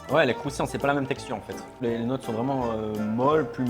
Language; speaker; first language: French; native; French